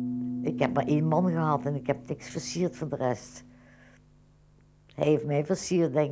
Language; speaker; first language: Dutch; native; Dutch